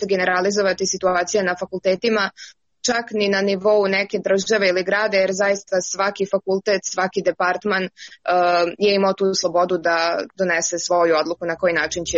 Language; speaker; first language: Serbian; native; Serbian